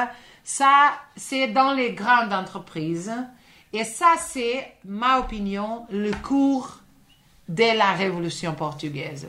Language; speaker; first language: French; non-native, fluent; Portuguese